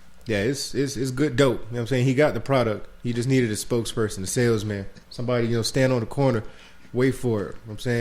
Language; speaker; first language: English; native; English